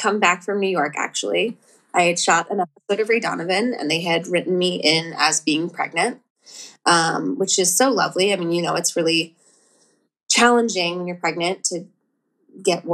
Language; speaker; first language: English; native; English